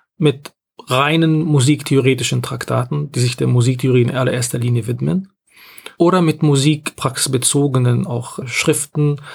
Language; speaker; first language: German; non-native, fluent; Arabic